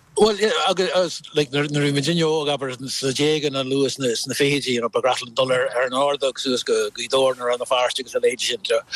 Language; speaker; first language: Irish; non-native, local second language; English